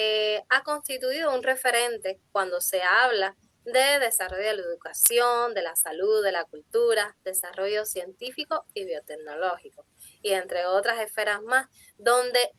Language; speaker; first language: Spanish; native; Spanish